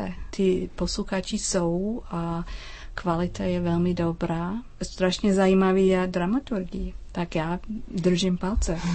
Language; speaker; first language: Czech; non-native, learner; English